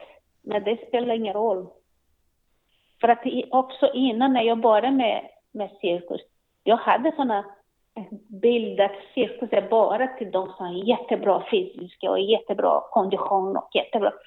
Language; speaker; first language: Swedish; non-native, learner; Portuguese